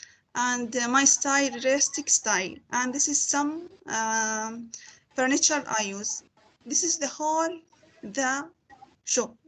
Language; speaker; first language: English; non-native, learner; Arabic